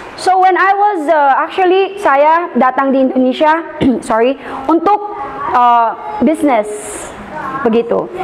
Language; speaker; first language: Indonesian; non-native, learner; Filipino